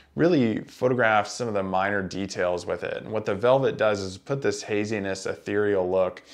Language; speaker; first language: English; native; English